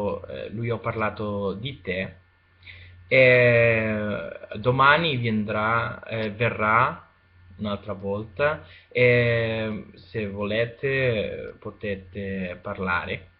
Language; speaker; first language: Italian; non-native, learner; Spanish